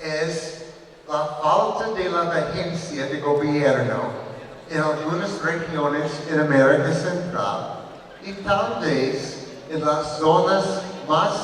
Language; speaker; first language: Spanish; non-native, learner; English